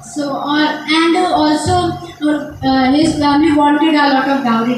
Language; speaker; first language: English; non-native, learner; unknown